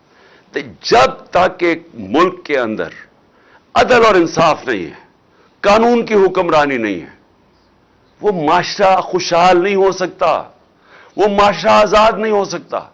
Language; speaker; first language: Urdu; native; Urdu